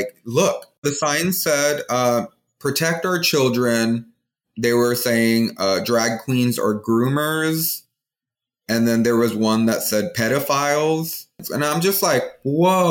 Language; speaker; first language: English; native; English